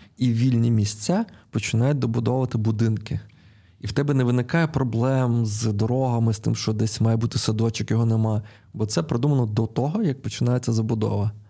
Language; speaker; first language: Ukrainian; non-native, local second language; Russian